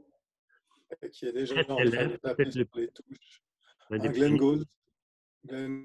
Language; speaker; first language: French; native; French